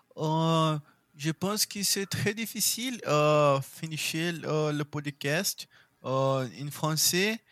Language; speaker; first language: French; non-native, learner; Portuguese